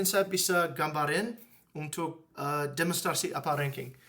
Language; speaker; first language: Indonesian; non-native, fluent; English